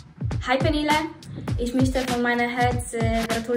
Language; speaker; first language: German; non-native, learner; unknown